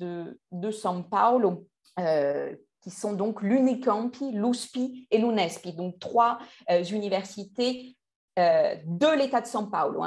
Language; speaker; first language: French; native; French